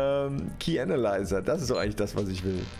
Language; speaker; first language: German; native; German